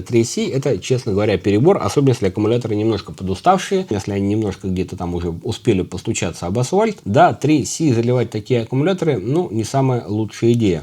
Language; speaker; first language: Russian; native; Russian